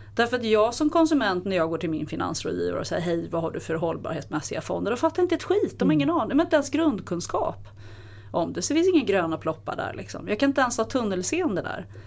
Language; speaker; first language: Swedish; native; Swedish